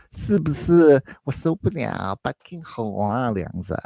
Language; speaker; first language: Chinese; non-native, fluent; English